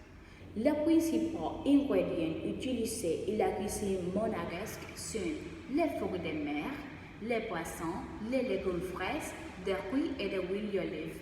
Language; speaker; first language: French; non-native, learner; Spanish